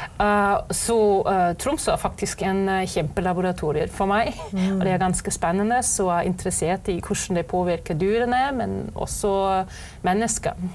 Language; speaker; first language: Norwegian; non-native, fluent; German